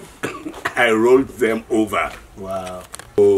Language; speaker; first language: English; non-native, local second language; Yoruba